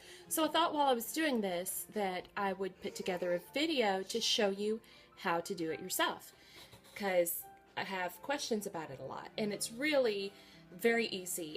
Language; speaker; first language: English; native; English